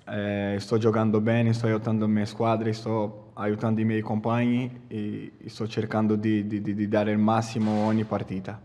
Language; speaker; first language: Italian; non-native, fluent; Portuguese